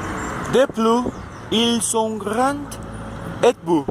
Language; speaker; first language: French; non-native, learner; Spanish